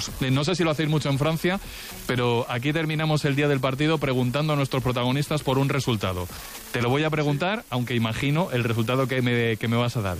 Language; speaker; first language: Spanish; native; Spanish